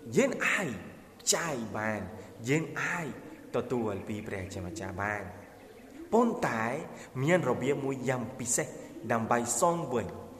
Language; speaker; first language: Khmer; non-native, fluent; Spanish